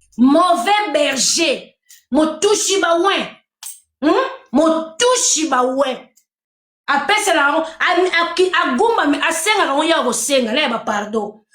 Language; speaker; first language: Lingala; native; Lingala